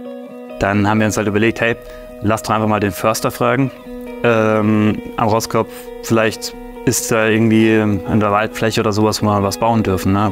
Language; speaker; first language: German; native; German